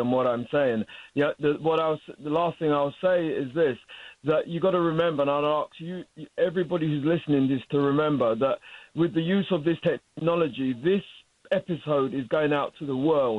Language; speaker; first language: English; native; English